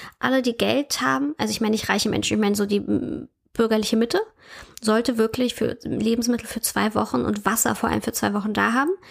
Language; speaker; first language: German; early bilingual, other home language; Russian